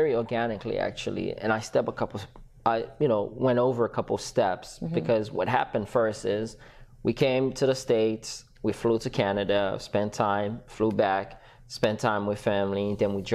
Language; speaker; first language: English; non-native, fluent; Haitian Creole